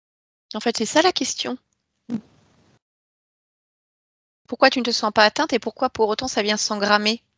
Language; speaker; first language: French; native; French